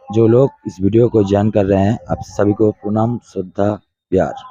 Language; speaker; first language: Hindi; non-native, local second language; Bangla